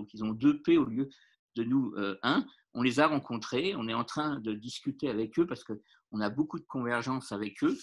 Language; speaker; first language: French; native; French